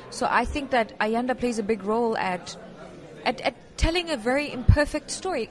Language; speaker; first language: English; non-native, local second language; Venda